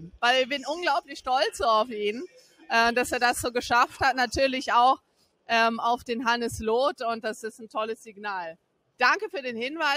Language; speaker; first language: German; native; German